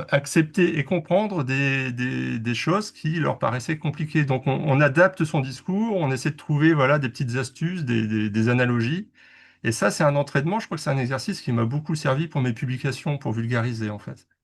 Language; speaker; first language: French; native; French